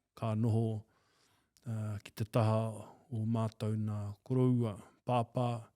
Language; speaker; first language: Māori; native; Māori